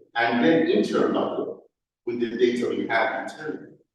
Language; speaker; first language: English; non-native, fluent; Persian